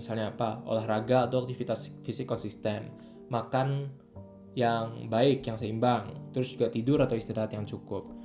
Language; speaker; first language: Indonesian; native; Indonesian